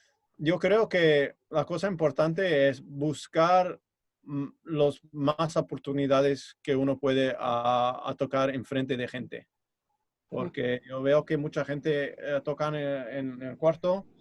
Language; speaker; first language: Spanish; non-native, fluent; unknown